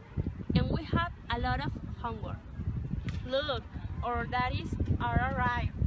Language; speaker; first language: English; non-native, learner; Spanish